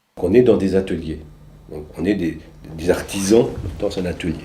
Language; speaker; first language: French; early bilingual, other home language; Romanian